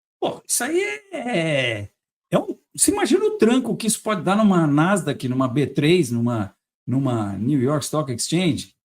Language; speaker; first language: Portuguese; native; Portuguese